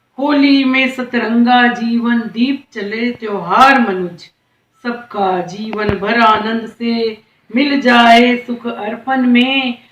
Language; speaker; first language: Hindi; native; Hindi